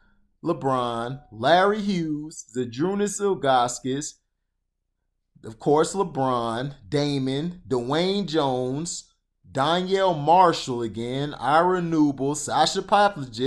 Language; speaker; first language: English; native; English